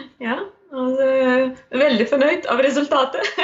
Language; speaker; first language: Norwegian; non-native, fluent; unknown